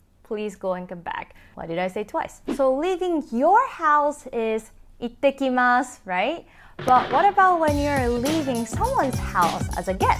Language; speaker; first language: English; non-native, fluent; Japanese